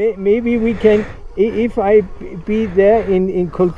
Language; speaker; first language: English; non-native, fluent; German